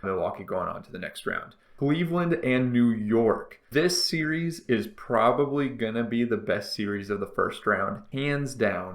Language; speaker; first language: English; native; English